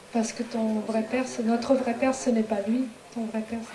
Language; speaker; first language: French; native; French